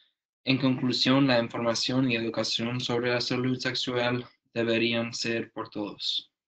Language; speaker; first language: Spanish; non-native, learner; English